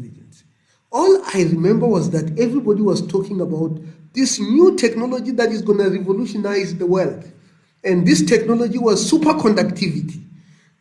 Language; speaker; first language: English; non-native, local second language; Venda